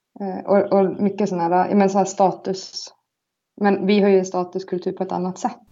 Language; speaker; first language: Swedish; native; Swedish